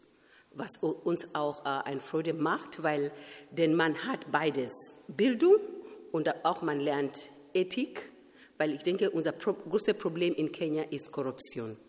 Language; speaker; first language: German; non-native, fluent; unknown